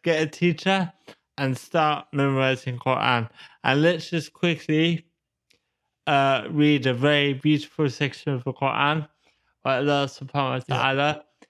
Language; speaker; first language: English; native; English